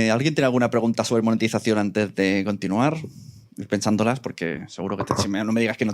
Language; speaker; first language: Spanish; native; Spanish